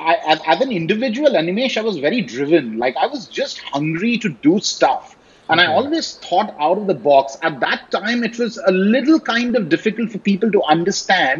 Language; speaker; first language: English; non-native, local second language; Hindi